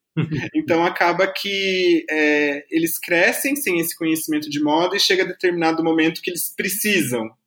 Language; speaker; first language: Portuguese; native; Portuguese